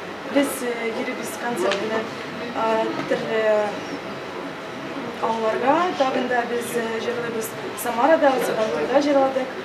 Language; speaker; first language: Tatar; non-native, local second language; Russian